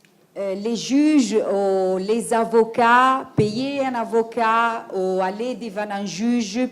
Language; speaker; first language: French; non-native, fluent; Italian